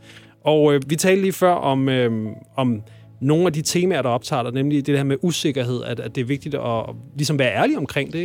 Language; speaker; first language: Danish; native; Danish